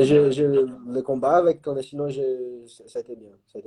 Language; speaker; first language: French; non-native, learner; Portuguese